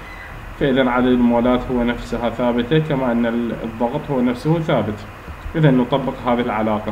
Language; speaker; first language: Arabic; native; Arabic